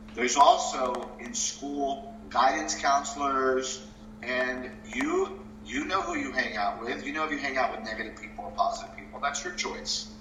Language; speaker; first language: English; early bilingual, other home language; Spanish